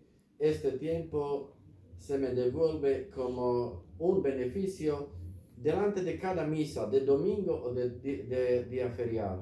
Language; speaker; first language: Spanish; non-native, fluent; Slovak